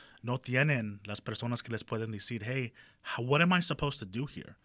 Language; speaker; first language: Spanish; early bilingual, heritage; Spanish